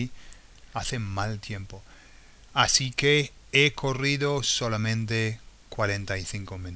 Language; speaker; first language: Spanish; non-native, fluent; English